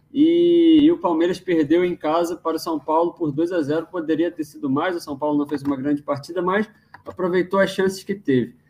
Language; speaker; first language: Portuguese; native; Portuguese